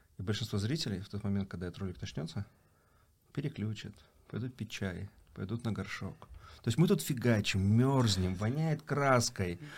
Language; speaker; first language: Russian; native; Russian